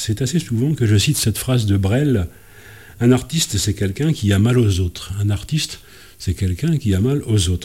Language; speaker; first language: French; native; French